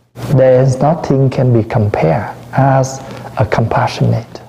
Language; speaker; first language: English; non-native, learner; Vietnamese